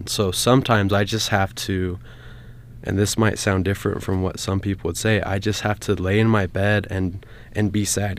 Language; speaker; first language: English; native; English